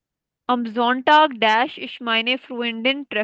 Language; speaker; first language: German; non-native, learner; Hindi